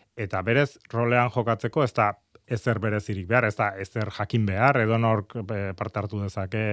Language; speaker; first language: Basque; native; Basque